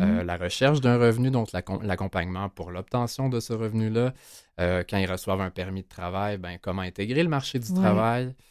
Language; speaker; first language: French; native; French